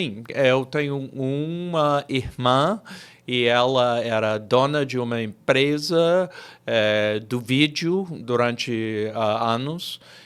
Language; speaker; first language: Portuguese; non-native, fluent; English